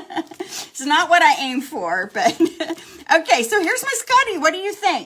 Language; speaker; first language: English; native; English